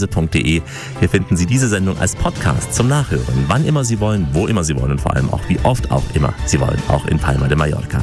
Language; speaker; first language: German; native; German